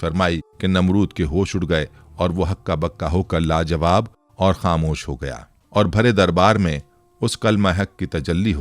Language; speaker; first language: Urdu; native; Urdu